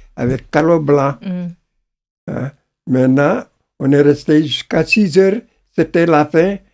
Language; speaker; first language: French; non-native, local second language; Wolof